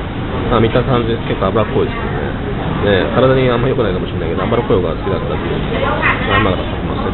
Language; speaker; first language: Japanese; native; Japanese